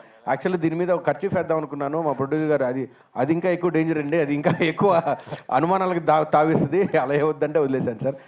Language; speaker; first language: Telugu; native; Telugu